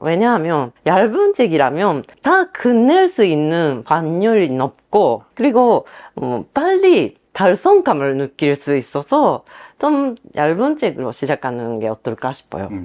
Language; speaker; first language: Korean; non-native, fluent; Japanese